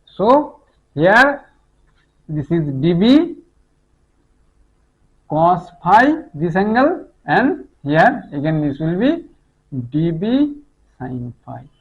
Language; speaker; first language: English; non-native, local second language; Hindi